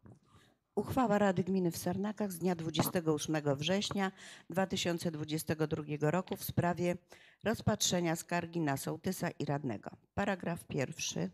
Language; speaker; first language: Polish; native; Polish